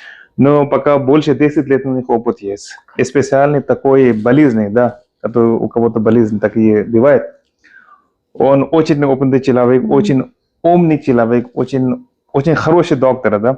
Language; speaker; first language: Russian; non-native, learner; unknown